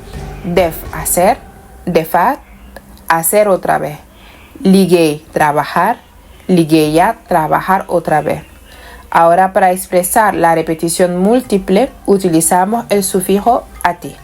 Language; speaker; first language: Spanish; non-native, fluent; Wolof